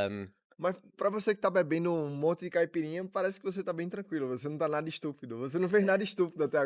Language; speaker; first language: Portuguese; native; Portuguese